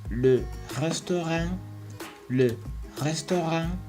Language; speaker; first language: French; non-native, fluent; Spanish